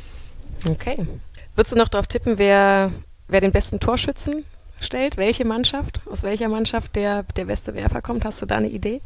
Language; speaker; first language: German; native; German